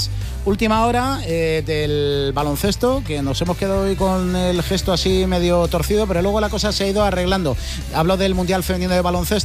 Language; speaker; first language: Spanish; native; Spanish